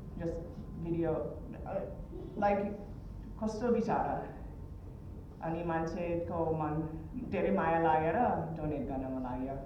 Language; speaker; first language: Nepali; early bilingual, heritage; Nepali